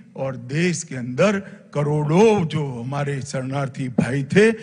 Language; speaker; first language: Hindi; non-native, local second language; Gujarati